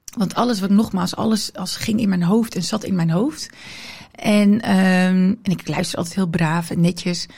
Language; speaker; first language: Dutch; early bilingual, other home language; Riffian